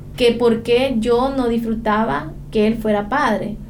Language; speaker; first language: Spanish; native; Spanish